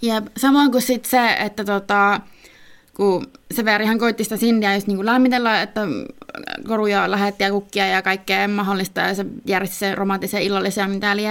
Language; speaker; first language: Finnish; native; Finnish